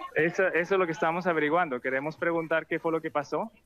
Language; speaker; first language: Spanish; native; Spanish